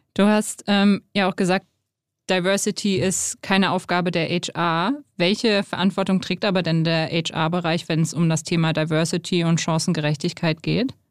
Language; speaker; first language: German; native; German